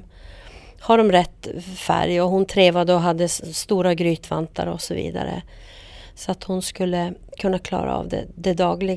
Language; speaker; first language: Swedish; native; Swedish